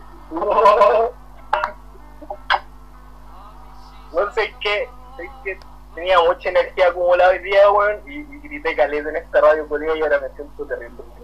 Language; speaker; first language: Spanish; native; Spanish